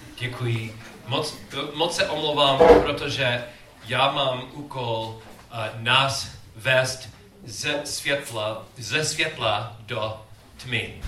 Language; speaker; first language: Czech; non-native, learner; English